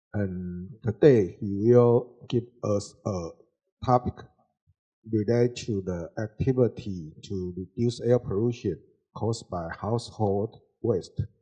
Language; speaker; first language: English; non-native, learner; Chinese